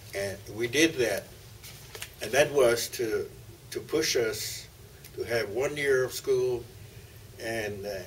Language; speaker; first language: English; early bilingual, other home language; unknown